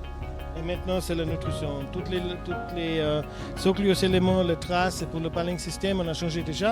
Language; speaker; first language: French; non-native, learner; German